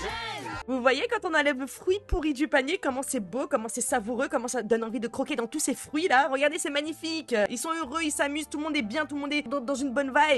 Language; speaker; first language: French; native; French